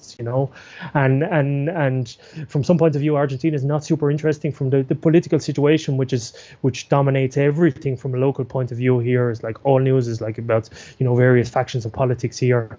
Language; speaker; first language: English; native; English